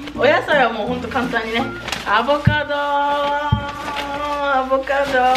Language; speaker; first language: Japanese; early bilingual, heritage; Japanese